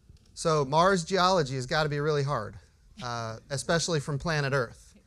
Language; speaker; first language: English; native; English